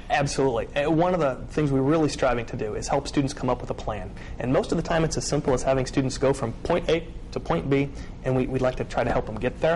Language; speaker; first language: English; native; English